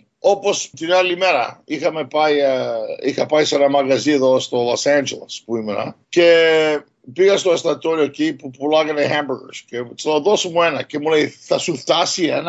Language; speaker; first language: Greek; early bilingual, heritage; Greek